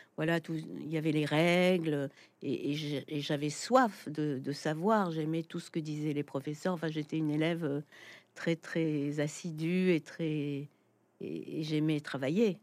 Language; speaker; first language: French; native; French